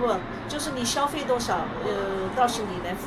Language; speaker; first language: Chinese; native; Chinese